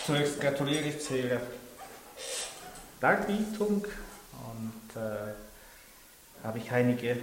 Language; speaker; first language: German; non-native, local second language; French